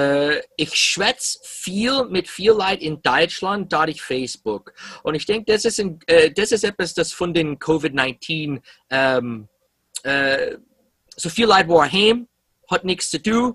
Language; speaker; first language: German; early bilingual, heritage; English